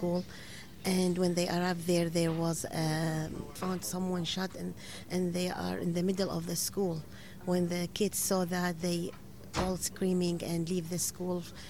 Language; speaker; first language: English; non-native, learner; Arabic